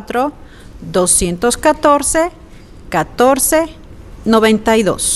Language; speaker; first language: Spanish; native; Spanish